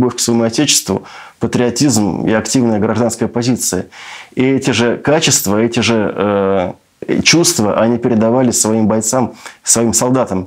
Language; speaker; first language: Russian; native; Russian